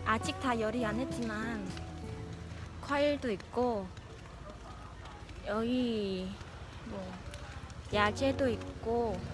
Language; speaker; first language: Korean; non-native, local second language; Vietnamese